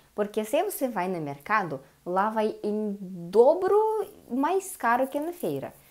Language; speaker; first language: Portuguese; non-native, learner; Russian